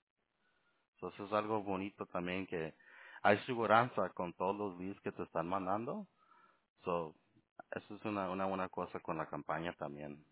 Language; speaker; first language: Spanish; early bilingual, heritage; Spanish